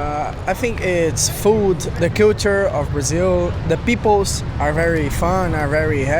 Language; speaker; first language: English; non-native, learner; Portuguese